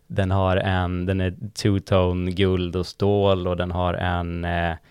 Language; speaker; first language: Swedish; native; Swedish